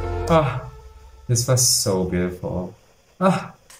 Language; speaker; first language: English; non-native, local second language; Filipino